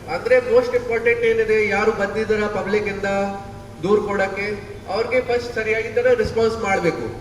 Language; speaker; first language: Kannada; non-native, learner; Hindi